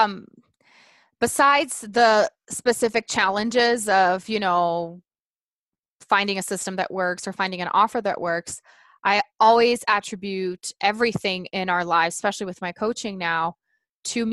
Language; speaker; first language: English; non-native, fluent; Portuguese